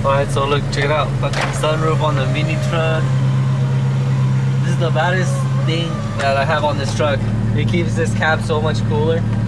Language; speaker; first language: English; early bilingual, other home language; Spanish